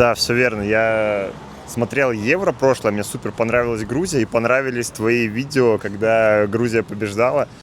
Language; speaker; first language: Russian; native; Russian